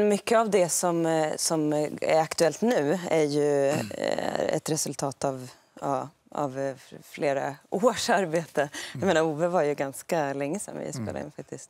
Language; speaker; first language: Swedish; native; Swedish